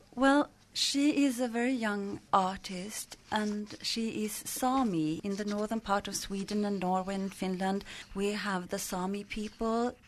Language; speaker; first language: English; non-native, fluent; Swedish